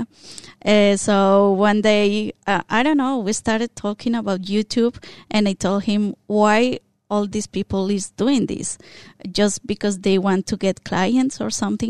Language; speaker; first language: English; non-native, fluent; Spanish